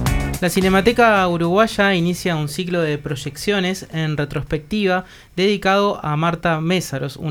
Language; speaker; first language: Spanish; native; Spanish